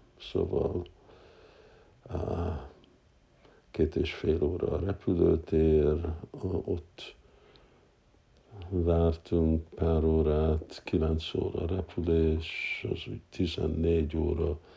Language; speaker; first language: Hungarian; early bilingual, heritage; Hungarian